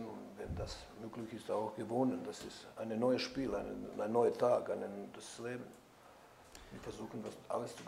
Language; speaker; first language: German; non-native, fluent; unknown